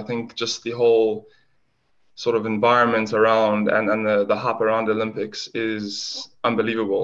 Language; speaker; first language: English; native; English